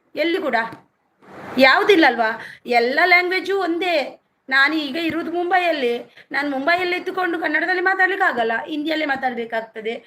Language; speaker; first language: Kannada; non-native, local second language; Tulu